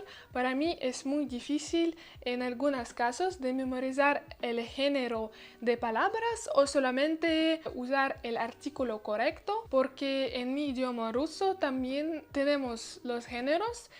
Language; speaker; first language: Spanish; non-native, learner; Russian